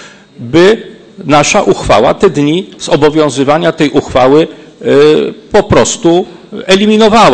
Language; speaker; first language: Polish; native; Polish